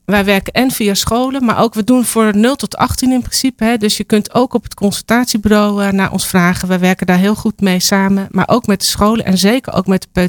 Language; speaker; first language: Dutch; native; Dutch